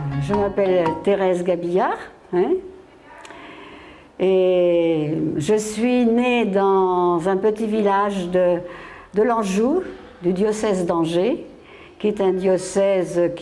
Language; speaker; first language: French; native; French